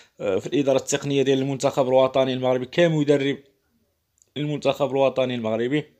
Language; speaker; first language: Arabic; native; Arabic